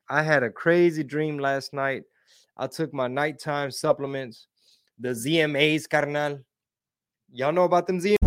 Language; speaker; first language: English; early bilingual, other home language; Spanish